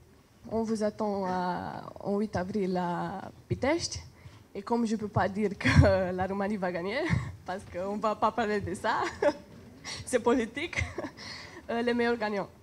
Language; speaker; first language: French; non-native, learner; Romanian